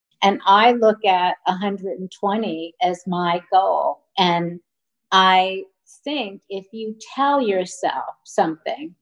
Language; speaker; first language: English; native; English